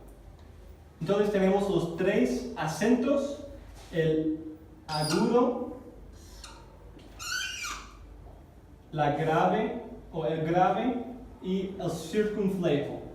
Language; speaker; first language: Spanish; non-native, fluent; English